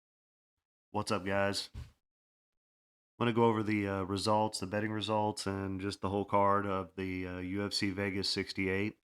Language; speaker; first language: English; native; English